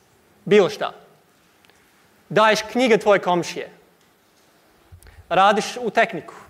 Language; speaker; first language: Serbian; non-native, learner; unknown